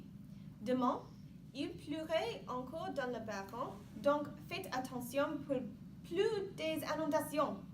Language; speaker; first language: French; non-native, learner; English